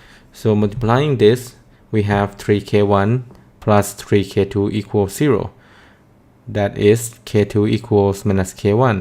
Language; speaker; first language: English; non-native, fluent; Thai